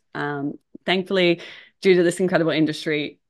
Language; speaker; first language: English; native; English